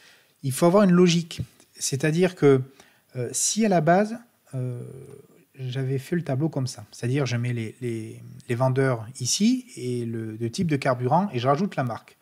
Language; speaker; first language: French; native; French